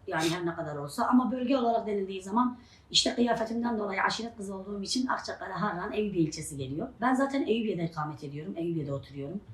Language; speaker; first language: Turkish; non-native, local second language; Arabic